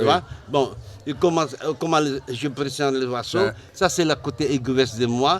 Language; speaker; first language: French; non-native, learner; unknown